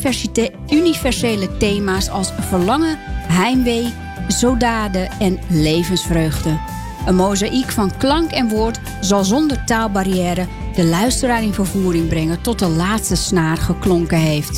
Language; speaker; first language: Dutch; native; Dutch